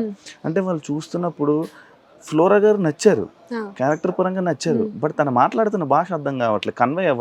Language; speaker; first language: Telugu; native; Telugu